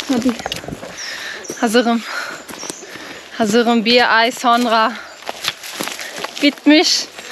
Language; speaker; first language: Turkish; non-native, learner; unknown